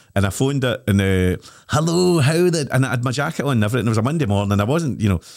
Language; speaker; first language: English; native; English